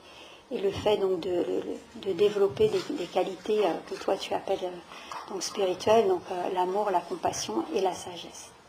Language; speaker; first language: French; native; French